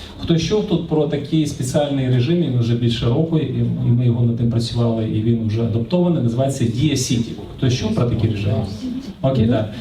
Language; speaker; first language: Ukrainian; non-native, local second language; Russian